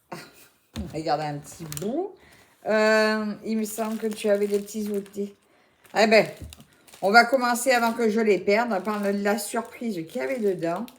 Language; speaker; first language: French; native; French